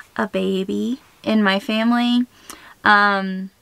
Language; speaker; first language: English; native; English